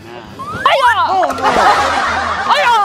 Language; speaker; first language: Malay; non-native, learner; Russian